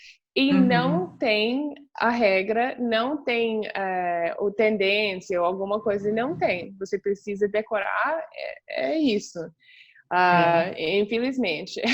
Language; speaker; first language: Portuguese; non-native, fluent; English